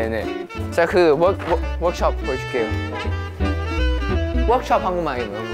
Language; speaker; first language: Korean; non-native, fluent; Thai